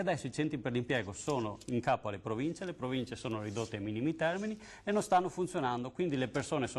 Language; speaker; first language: Italian; native; Italian